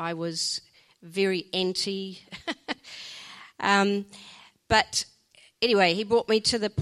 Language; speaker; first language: English; native; English